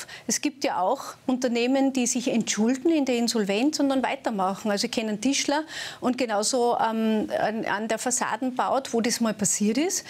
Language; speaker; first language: German; native; German